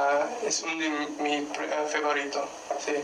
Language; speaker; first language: Spanish; non-native, learner; English